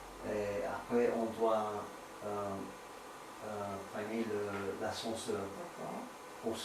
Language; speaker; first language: French; non-native, learner; English